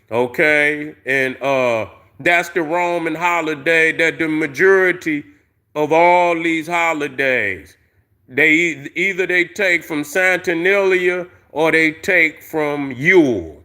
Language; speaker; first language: English; native; English